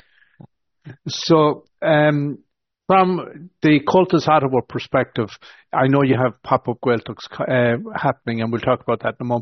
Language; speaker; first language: English; native; English